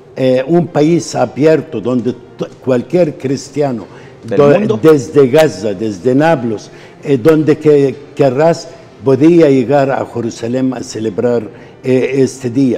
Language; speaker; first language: Spanish; non-native, fluent; Arabic